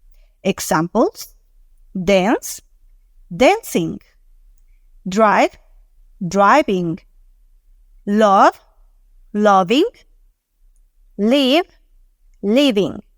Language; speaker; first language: English; non-native, fluent; Spanish